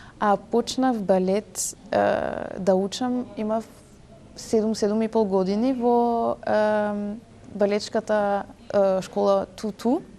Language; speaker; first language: Macedonian; early bilingual, heritage; French